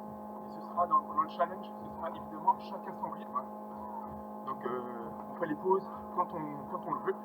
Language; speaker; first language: French; native; French